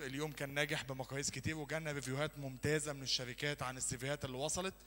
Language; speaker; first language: Arabic; native; Arabic